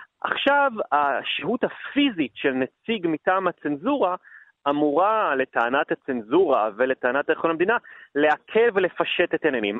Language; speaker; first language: Hebrew; native; Hebrew